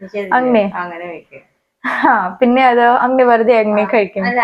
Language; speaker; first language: Malayalam; non-native, learner; Hindi